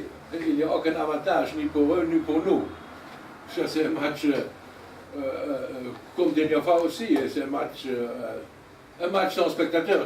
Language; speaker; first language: French; non-native, learner; German